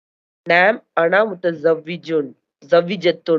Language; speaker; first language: Arabic; non-native, learner; Tamil